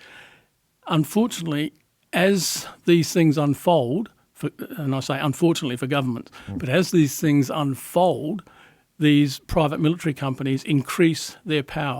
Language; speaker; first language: English; native; English